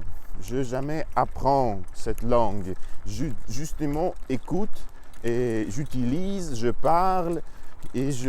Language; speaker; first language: French; non-native, learner; Russian